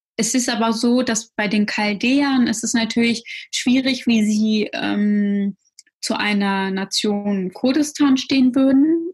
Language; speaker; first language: German; early bilingual, other home language; Russian